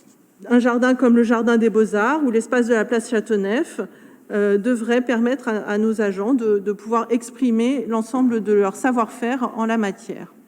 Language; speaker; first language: French; native; French